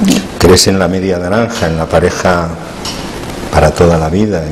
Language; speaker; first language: Spanish; native; Spanish